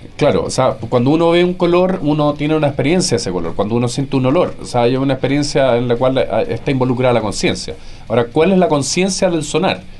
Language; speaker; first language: Spanish; native; Spanish